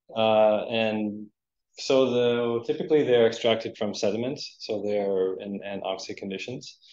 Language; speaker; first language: English; native; English